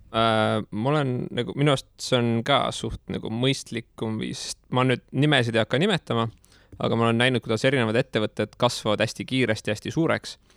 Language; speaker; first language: Estonian; native; Estonian